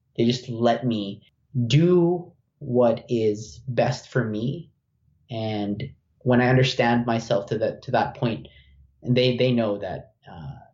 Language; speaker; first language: English; non-native, local second language; Filipino